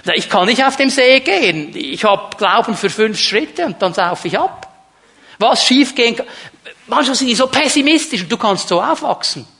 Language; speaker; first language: German; native; German